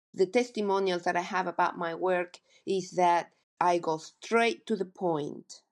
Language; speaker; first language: English; non-native, fluent; Spanish